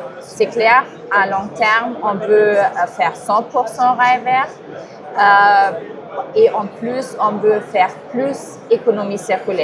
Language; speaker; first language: French; non-native, fluent; German